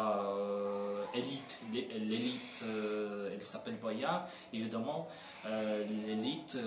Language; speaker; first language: French; non-native, learner; Ukrainian